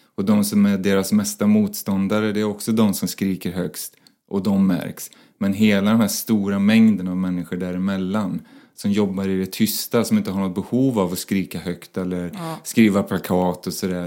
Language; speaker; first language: Swedish; native; Swedish